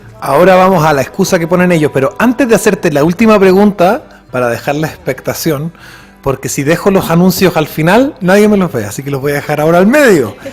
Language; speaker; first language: Spanish; native; Spanish